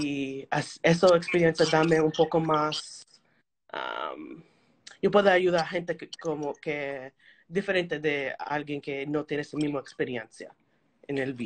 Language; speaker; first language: Spanish; early bilingual, heritage; Spanish